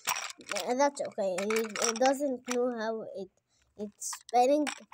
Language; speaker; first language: English; non-native, learner; Arabic